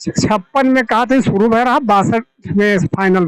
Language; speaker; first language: Hindi; native; Hindi